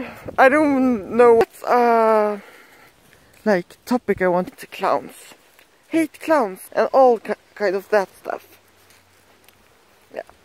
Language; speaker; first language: English; non-native, learner; Swedish